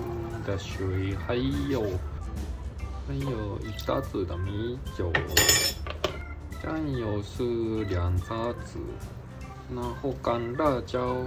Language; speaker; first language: Chinese; non-native, fluent; Japanese